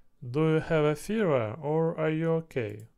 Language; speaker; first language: English; non-native, learner; Russian